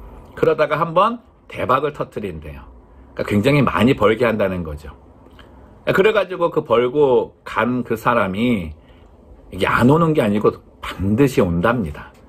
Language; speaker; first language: Korean; native; Korean